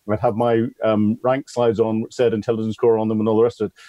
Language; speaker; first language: English; native; English